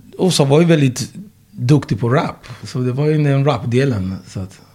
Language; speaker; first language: Swedish; non-native, fluent; Igbo